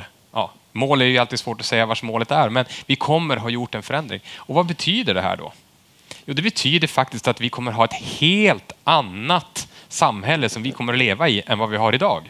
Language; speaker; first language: Swedish; native; Swedish